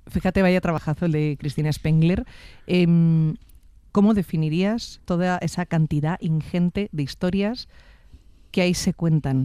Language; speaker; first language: Spanish; native; Spanish